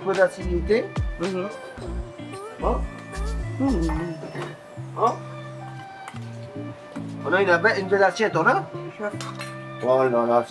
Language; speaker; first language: French; native; French